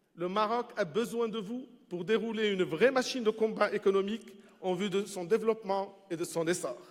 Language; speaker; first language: French; non-native, local second language; Arabic